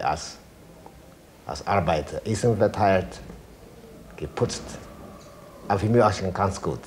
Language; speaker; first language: German; non-native, fluent; Chinese